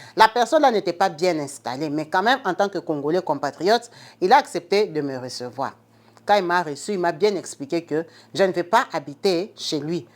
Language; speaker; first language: French; non-native, local second language; Lingala